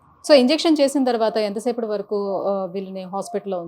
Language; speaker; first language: Telugu; native; Telugu